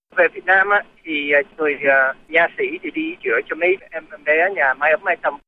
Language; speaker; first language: Vietnamese; native; Vietnamese